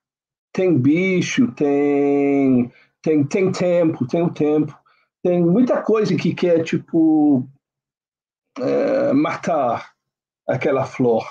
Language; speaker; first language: Portuguese; non-native, fluent; English